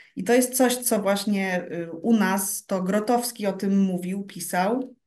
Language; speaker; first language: Polish; early bilingual, heritage; Polish